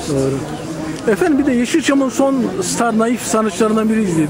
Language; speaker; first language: Turkish; native; Turkish